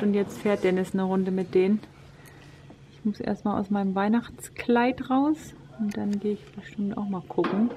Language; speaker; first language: German; native; German